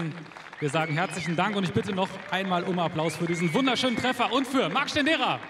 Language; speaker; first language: German; native; German